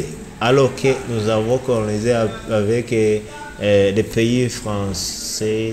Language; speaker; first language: French; non-native, learner; Rundi